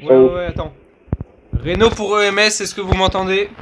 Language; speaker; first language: French; native; French